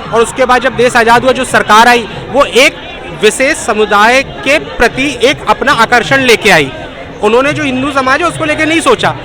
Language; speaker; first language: Hindi; native; Hindi